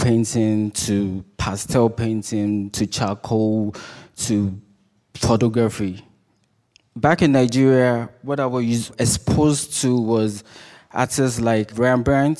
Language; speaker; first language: English; non-native, local second language; Yoruba